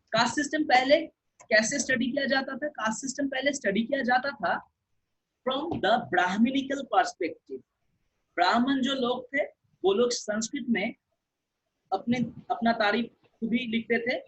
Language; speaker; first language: Hindi; non-native, local second language; Bangla